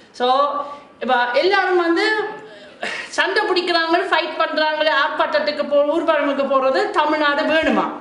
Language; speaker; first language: Tamil; non-native, fluent; German